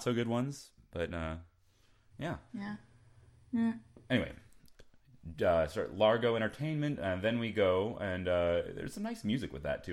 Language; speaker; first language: English; native; English